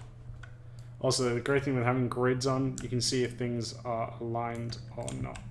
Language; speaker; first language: English; native; English